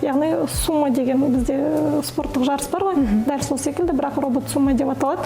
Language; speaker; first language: Kazakh; native; Kazakh